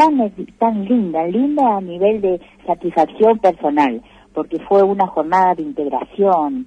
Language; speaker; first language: Spanish; native; Spanish